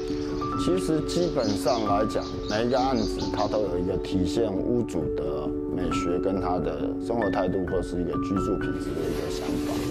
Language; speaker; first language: Chinese; native; Chinese